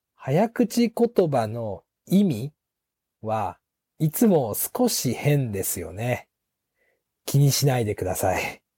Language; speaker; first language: Japanese; native; Japanese